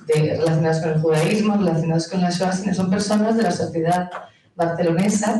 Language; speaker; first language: Spanish; native; Spanish